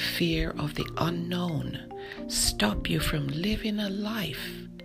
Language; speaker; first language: English; native; English